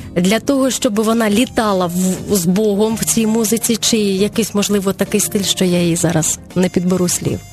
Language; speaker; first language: Ukrainian; native; Ukrainian